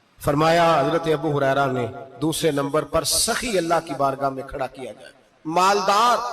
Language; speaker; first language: Urdu; non-native, local second language; Punjabi